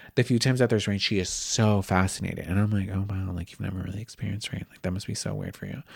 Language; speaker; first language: English; early bilingual, other home language; Spanish